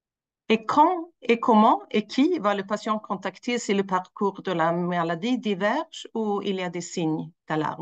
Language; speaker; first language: French; non-native, fluent; Swedish